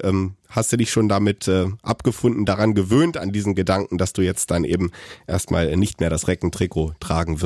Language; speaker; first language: German; native; German